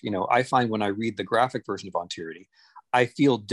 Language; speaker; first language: English; native; English